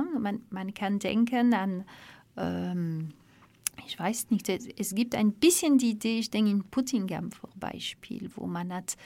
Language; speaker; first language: German; non-native, fluent; French